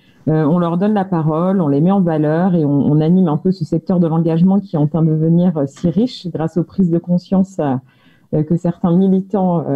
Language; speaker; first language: French; native; French